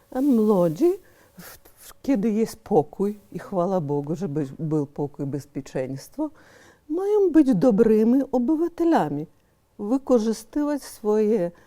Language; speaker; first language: Polish; early bilingual, heritage; Polish